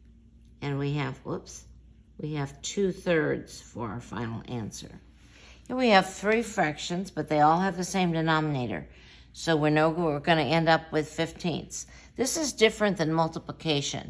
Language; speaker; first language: English; native; English